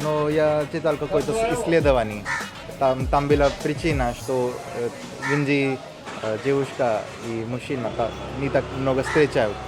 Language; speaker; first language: Russian; non-native, learner; Hindi